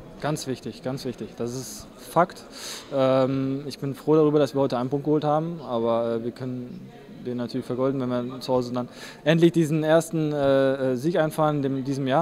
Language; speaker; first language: German; native; German